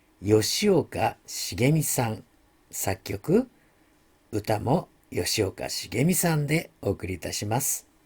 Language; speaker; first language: Japanese; native; Japanese